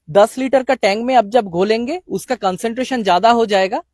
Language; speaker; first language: Hindi; non-native, local second language; Bangla